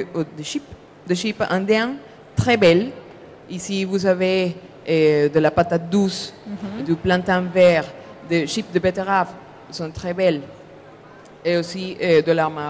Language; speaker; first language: French; non-native, fluent; Spanish